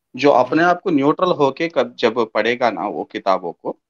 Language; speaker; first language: Hindi; non-native, local second language; Telugu